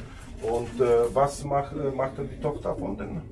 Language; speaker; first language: German; non-native, fluent; Polish